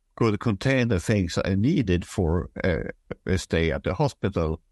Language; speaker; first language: English; non-native, fluent; Swedish